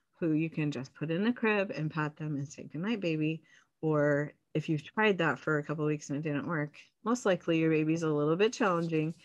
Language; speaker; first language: English; native; English